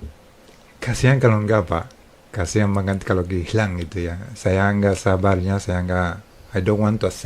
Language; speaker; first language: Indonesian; non-native, fluent; Spanish